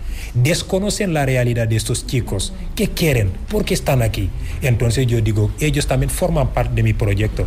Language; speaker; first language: Spanish; non-native, fluent; Wolof